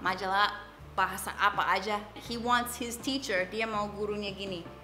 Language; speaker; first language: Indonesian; non-native, fluent; English